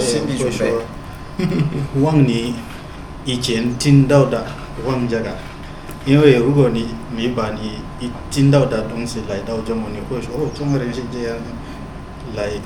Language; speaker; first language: Chinese; non-native, fluent; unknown